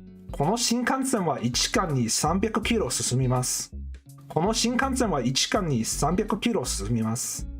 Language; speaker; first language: Japanese; non-native, learner; English